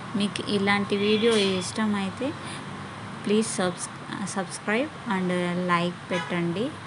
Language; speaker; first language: Telugu; non-native, learner; Tamil